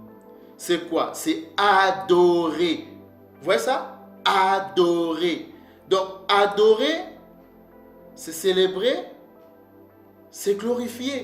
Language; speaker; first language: French; non-native, local second language; Kongo